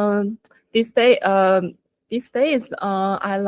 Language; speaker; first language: English; non-native, learner; Chinese